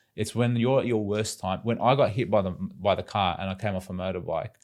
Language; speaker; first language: English; native; English